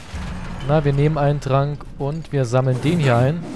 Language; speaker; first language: German; native; German